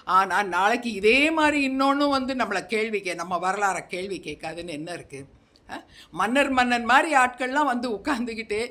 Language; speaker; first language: Tamil; non-native, local second language; Telugu